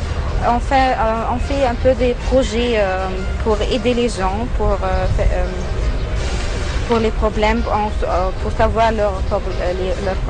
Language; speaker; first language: French; non-native, fluent; Arabic